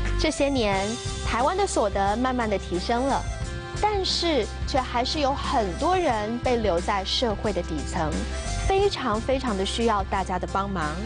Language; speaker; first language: Chinese; native; Chinese